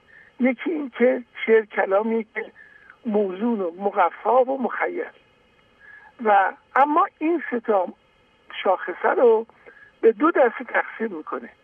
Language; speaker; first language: Persian; native; Persian